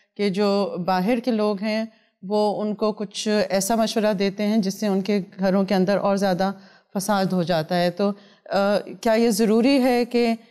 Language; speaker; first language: Urdu; native; Urdu